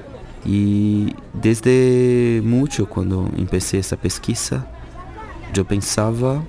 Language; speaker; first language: Spanish; non-native, fluent; Portuguese